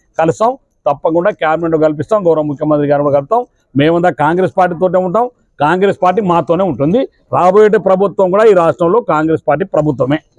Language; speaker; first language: Telugu; non-native, local second language; Lambadi